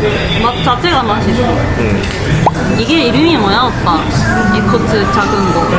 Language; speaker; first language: Korean; non-native, fluent; Japanese